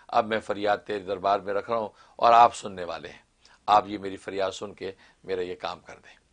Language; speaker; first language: Urdu; non-native, local second language; Kashmiri